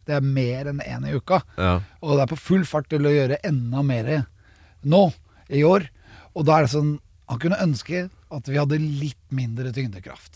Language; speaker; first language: Norwegian; native; Norwegian